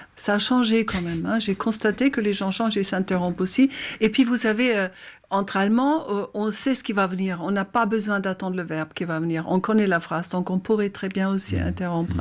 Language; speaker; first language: French; non-native, fluent; German